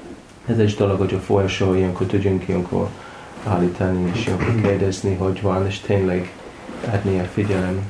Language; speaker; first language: Hungarian; non-native, learner; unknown